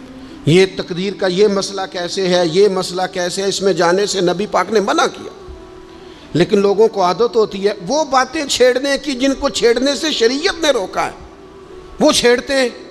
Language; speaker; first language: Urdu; non-native, local second language; Punjabi